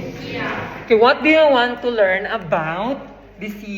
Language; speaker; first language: English; non-native, fluent; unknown